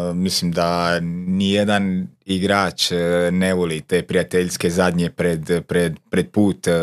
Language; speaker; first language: Croatian; non-native, local second language; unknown